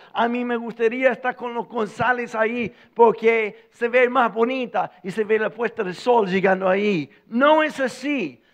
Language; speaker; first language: Spanish; non-native, fluent; English